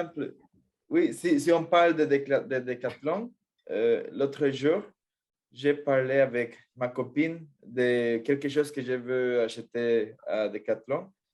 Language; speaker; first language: French; non-native, fluent; Spanish